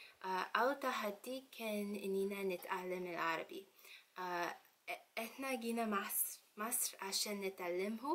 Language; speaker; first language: Arabic; non-native, learner; English